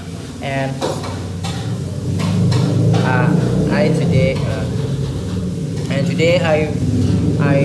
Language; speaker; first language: English; non-native, learner; Indonesian